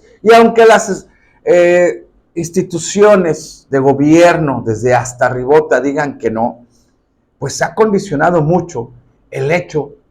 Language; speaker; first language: Spanish; native; Spanish